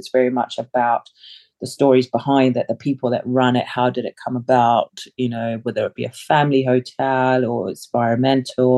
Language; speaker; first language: English; early bilingual, other home language; Samoan